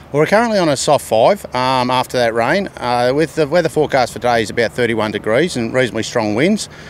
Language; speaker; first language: English; native; English